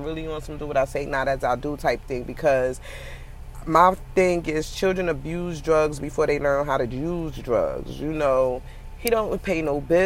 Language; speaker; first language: English; native; English